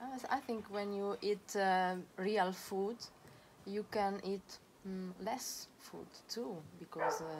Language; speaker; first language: English; non-native, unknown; Italian